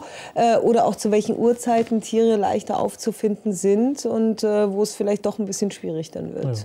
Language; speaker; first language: German; native; German